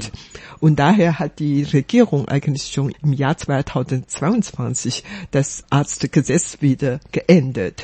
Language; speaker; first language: German; non-native, fluent; Chinese